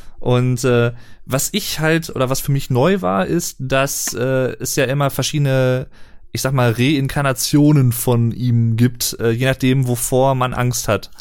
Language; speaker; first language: German; native; German